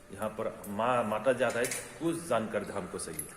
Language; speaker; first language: Hindi; non-native, local second language; Assamese